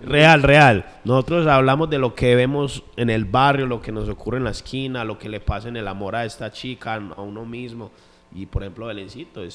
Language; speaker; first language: Spanish; native; Spanish